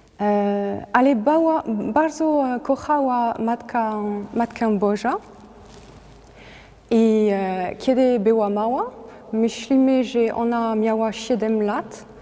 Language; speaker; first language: Polish; non-native, learner; French